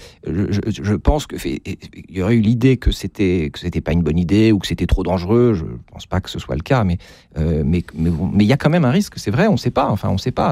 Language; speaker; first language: French; native; French